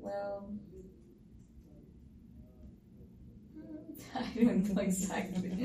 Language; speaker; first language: English; non-native, learner; Spanish